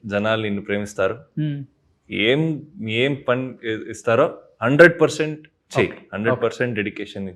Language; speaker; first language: Telugu; non-native, fluent; Kannada